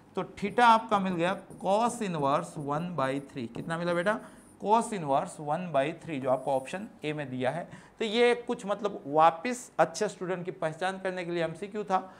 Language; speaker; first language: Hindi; non-native, local second language; Gujarati